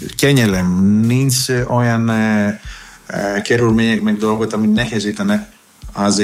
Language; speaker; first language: Hungarian; non-native, learner; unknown